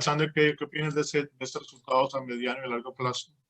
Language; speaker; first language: Spanish; native; Spanish